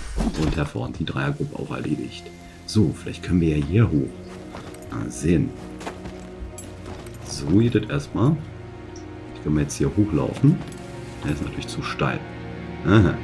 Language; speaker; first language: German; native; German